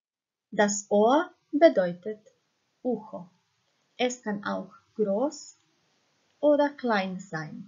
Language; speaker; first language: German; non-native, fluent; Croatian